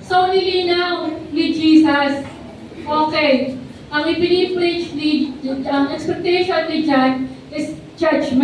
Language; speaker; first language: Filipino; native; Filipino